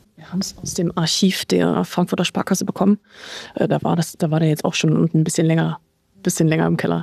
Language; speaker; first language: German; native; German